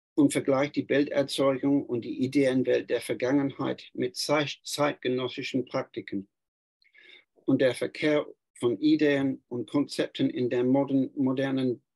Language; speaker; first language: German; non-native, fluent; English